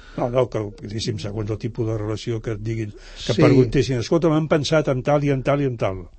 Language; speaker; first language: Catalan; native; Catalan